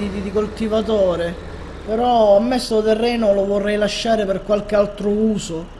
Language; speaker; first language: Italian; native; Italian